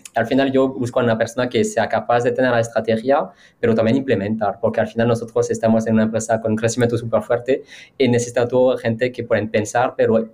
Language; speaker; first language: Spanish; non-native, fluent; French